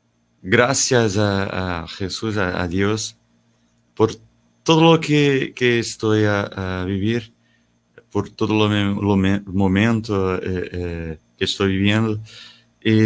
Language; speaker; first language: Spanish; non-native, learner; Portuguese